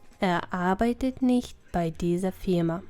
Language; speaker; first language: German; non-native, fluent; Ukrainian